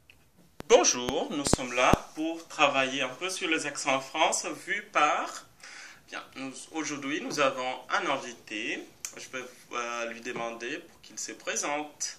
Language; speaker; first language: French; non-native, fluent; Portuguese